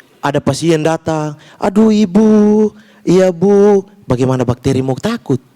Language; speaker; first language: Indonesian; native; Indonesian